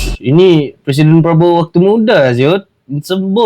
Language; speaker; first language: Malay; native; Malay